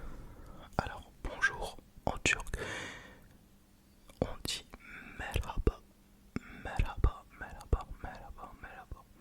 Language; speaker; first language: Turkish; early bilingual, heritage; Turkish